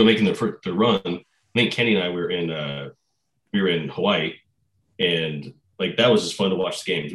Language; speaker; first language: English; native; English